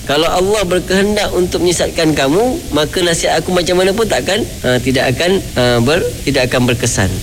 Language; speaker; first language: Malay; native; Malay